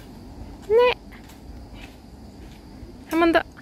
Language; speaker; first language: Korean; non-native, learner; Russian